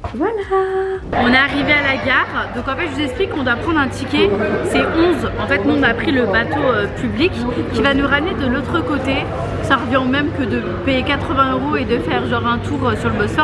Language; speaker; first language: French; native; French